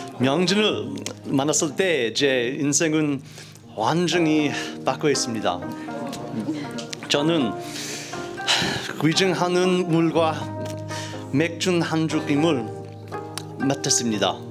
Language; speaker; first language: Korean; non-native, fluent; English